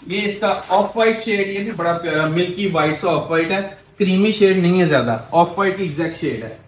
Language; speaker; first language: Urdu; non-native, local second language; Punjabi